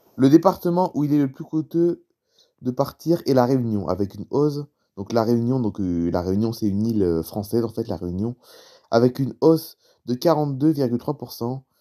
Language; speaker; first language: French; native; French